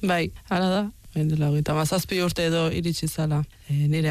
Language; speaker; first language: Basque; early bilingual, other home language; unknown